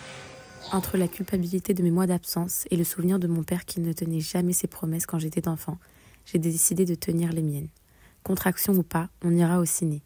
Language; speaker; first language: French; native; French